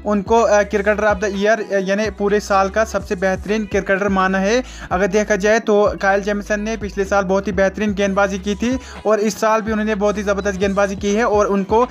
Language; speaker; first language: Hindi; native; Hindi